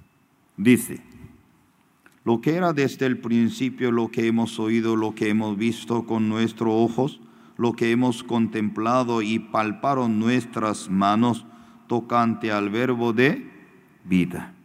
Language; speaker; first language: Spanish; non-native, fluent; Korean